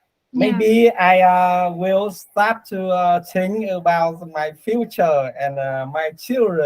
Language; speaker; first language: English; non-native, learner; Vietnamese